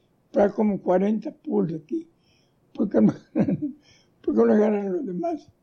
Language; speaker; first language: Spanish; native; Spanish